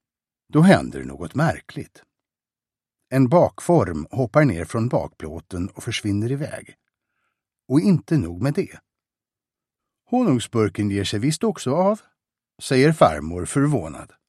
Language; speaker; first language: Swedish; native; Swedish